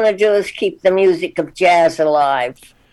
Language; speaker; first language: English; native; English